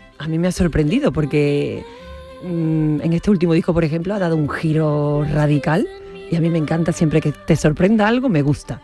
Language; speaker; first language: Spanish; native; Spanish